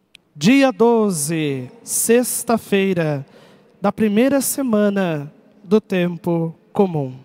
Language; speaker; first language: Portuguese; native; Portuguese